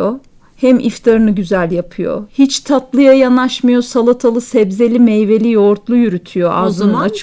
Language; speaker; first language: Turkish; native; Turkish